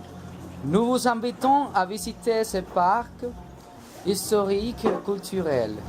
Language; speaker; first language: French; non-native, learner; Spanish